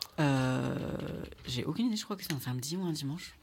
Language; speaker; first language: French; non-native, fluent; Spanish